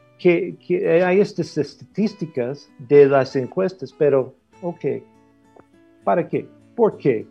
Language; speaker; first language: Spanish; non-native, fluent; English